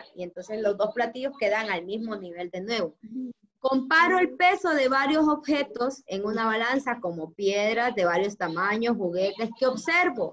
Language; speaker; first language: Spanish; native; Spanish